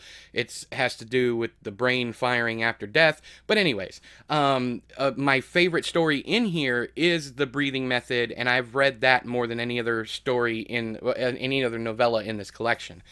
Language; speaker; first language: English; native; English